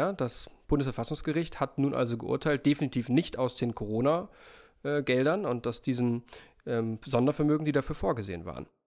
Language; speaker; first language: German; native; German